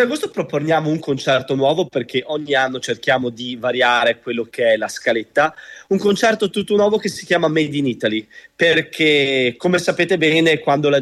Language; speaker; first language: Italian; native; Italian